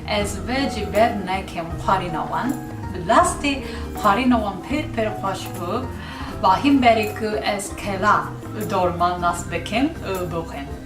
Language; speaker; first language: Kurdish; non-native, learner; Japanese